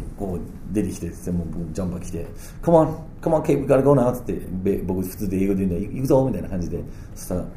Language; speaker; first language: Japanese; non-native, fluent; Danish